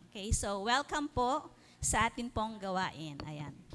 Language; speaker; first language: Filipino; native; Filipino